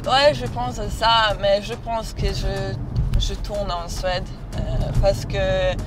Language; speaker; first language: French; non-native, learner; Serbian